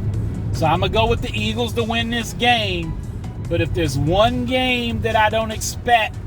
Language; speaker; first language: English; native; English